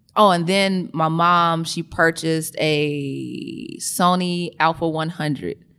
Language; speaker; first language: English; native; English